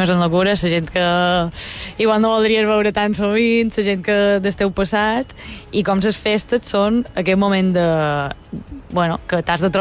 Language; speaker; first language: Catalan; native; Catalan